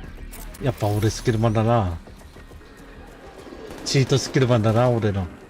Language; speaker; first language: Japanese; native; Japanese